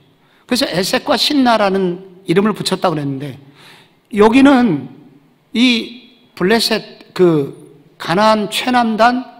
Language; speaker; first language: Korean; native; Korean